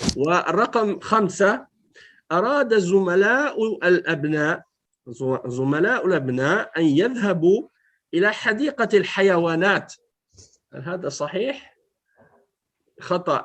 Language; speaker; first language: Arabic; non-native, fluent; French